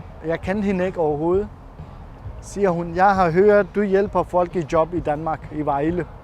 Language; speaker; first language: Danish; non-native, fluent; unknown